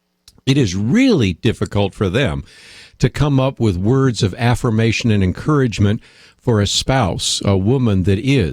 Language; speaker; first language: English; native; English